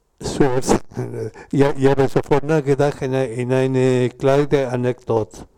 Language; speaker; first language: German; non-native, learner; Spanish